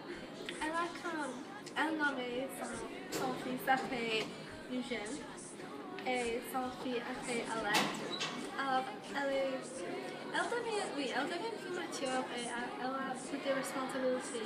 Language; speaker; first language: French; non-native, learner; English